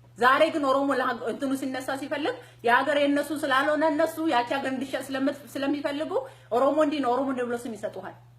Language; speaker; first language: Amharic; non-native, local second language; Oromo